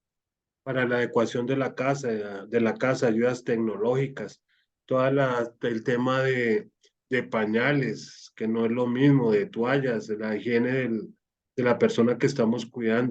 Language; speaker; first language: Spanish; native; Spanish